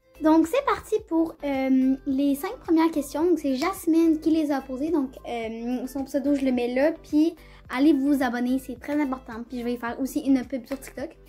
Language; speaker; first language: French; native; French